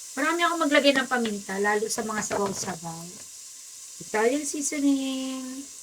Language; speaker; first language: Filipino; native; Filipino